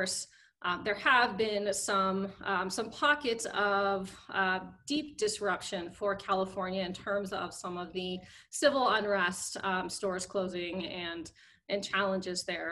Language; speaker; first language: English; native; English